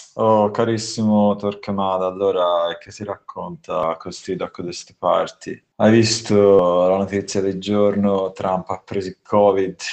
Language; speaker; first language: Italian; native; Italian